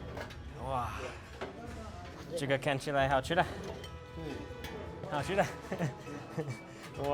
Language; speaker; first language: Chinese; non-native, learner; English